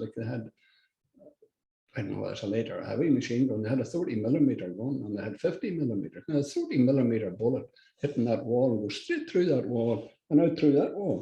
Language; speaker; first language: English; native; English